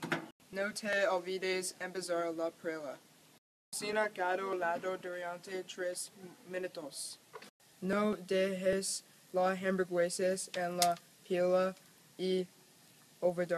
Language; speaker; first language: Spanish; non-native, learner; English